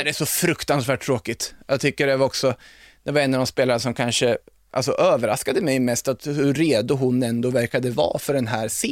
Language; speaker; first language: Swedish; native; Swedish